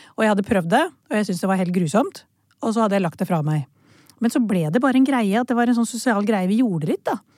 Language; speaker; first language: Norwegian; early bilingual, other home language; Urdu